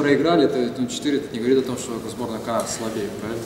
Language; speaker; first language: Russian; native; Russian